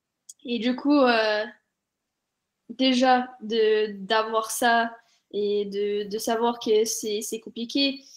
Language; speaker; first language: French; non-native, fluent; English